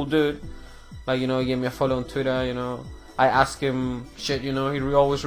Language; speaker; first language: English; non-native, fluent; Spanish